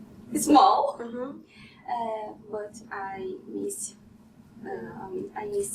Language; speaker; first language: English; non-native, learner; Portuguese